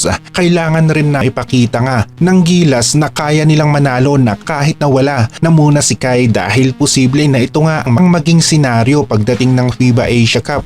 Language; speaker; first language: Filipino; native; Filipino